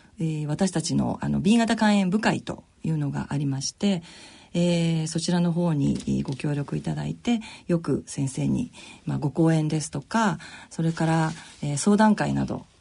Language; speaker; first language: Japanese; native; Japanese